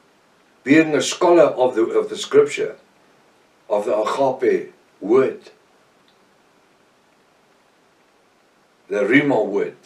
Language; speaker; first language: English; non-native, local second language; Afrikaans